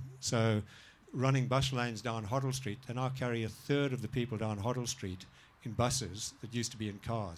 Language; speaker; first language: English; native; English